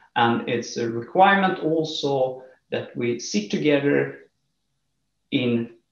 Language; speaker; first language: English; non-native, fluent; Swedish